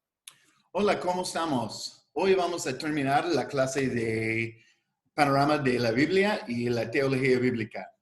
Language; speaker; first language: Spanish; non-native, fluent; English